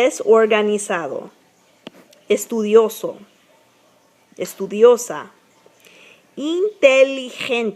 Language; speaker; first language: Spanish; non-native, fluent; English